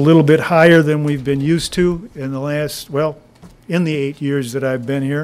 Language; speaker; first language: English; native; English